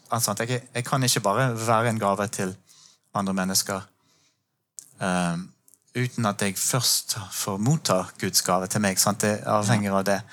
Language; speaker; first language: Norwegian; non-native, fluent; English